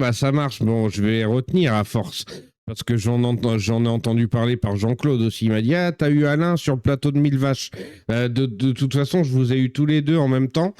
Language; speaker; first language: French; native; French